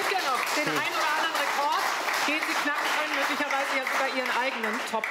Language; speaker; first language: German; native; German